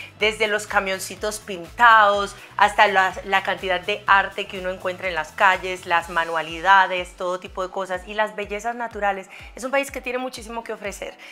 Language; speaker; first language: Spanish; non-native, fluent; Haitian Creole